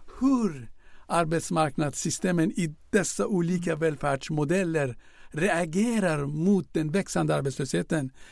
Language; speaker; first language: Swedish; non-native, fluent; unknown